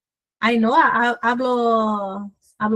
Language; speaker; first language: Spanish; non-native, fluent; Portuguese